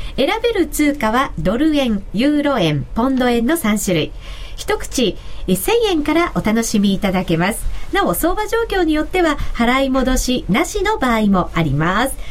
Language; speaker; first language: Japanese; native; Japanese